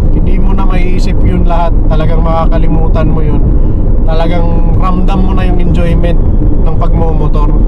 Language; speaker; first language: Filipino; native; Filipino